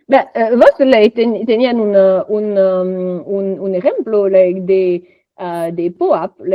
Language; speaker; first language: Spanish; non-native, fluent; French